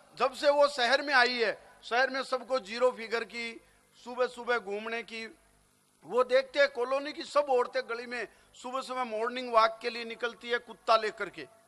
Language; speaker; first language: Hindi; native; Hindi